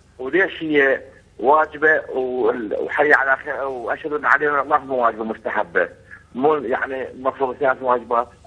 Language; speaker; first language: Arabic; native; Arabic